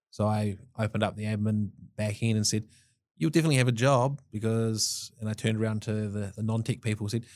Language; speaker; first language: English; native; English